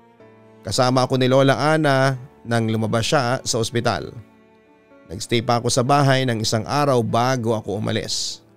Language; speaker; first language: Filipino; native; Filipino